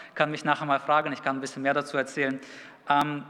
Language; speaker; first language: German; early bilingual, other home language; Russian